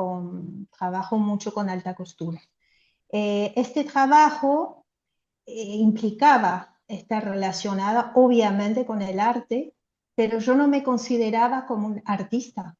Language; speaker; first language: Spanish; non-native, fluent; French